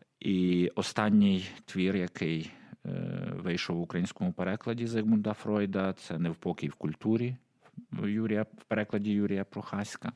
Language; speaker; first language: Ukrainian; native; Ukrainian